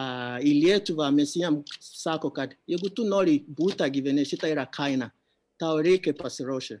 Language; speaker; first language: Lithuanian; non-native, learner; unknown